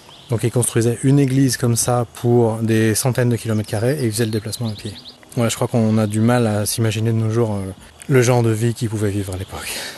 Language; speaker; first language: French; native; French